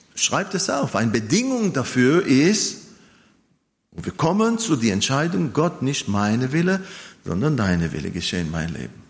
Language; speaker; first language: German; non-native, fluent; Hebrew